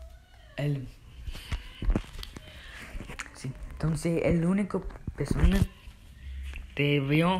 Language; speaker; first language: Spanish; early bilingual, heritage; Spanish